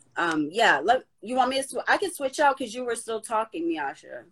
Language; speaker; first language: English; native; English